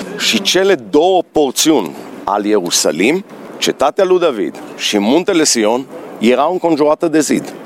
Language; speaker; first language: Romanian; early bilingual, heritage; Romanian